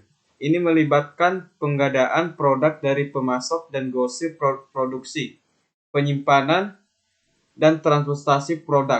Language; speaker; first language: Indonesian; native; Indonesian